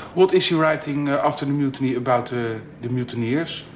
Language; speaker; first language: English; non-native, learner; Dutch